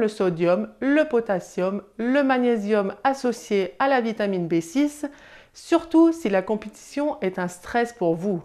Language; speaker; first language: French; native; French